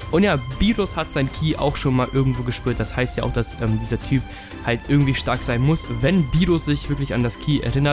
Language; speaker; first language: German; native; German